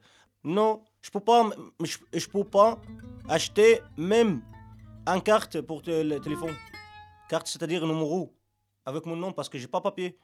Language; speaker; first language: French; non-native, learner; Arabic